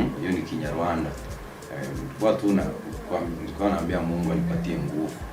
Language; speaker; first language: Swahili; non-native, local second language; Kinyarwanda